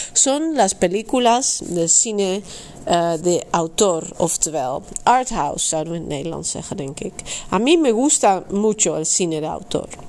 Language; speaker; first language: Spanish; non-native, fluent; Dutch